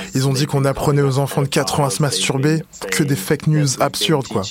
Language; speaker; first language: French; non-native, fluent; Polish